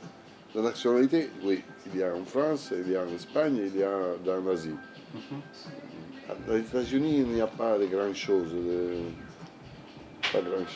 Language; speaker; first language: French; non-native, learner; Italian